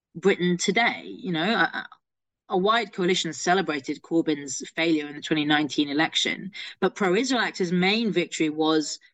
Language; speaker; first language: English; native; English